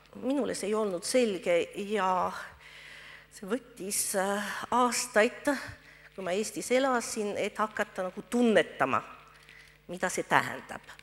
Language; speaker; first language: Estonian; non-native, fluent; French